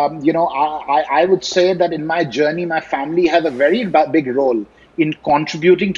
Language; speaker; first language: English; non-native, local second language; Hindi